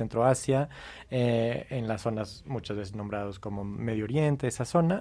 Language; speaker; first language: Spanish; non-native, fluent; English